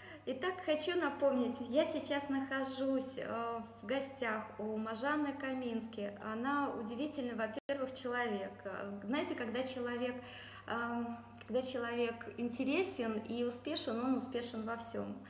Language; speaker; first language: Russian; native; Russian